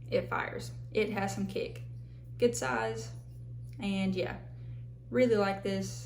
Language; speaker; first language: English; native; English